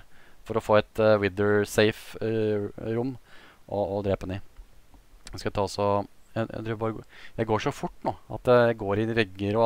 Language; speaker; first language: Norwegian; native; Norwegian